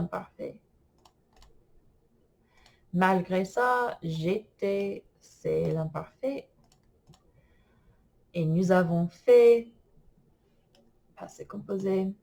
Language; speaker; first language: French; non-native, fluent; English